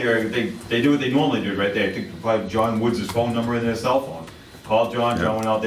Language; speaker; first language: English; native; English